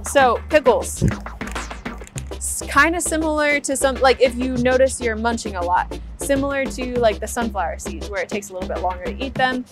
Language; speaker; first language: English; native; English